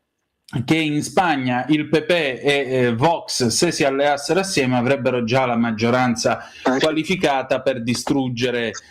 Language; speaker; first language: Italian; native; Italian